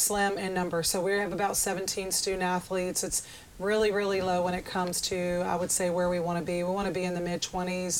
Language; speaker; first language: English; native; English